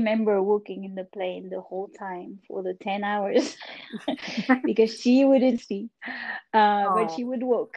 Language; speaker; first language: English; non-native, fluent; French